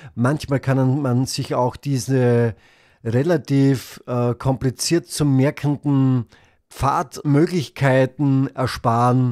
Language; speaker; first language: German; native; German